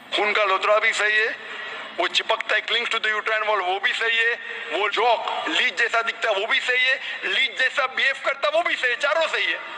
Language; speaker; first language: Hindi; non-native, local second language; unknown